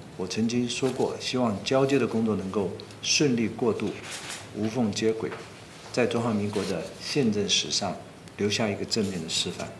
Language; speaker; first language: Chinese; native; Chinese